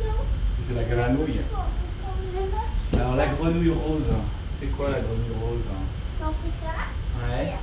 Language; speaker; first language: French; native; French